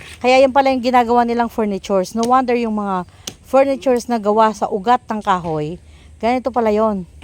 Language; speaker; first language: Filipino; non-native, local second language; Pangasinan